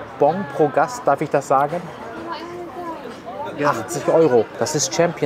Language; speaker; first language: German; native; German